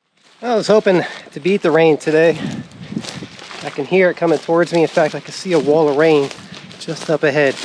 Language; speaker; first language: English; native; English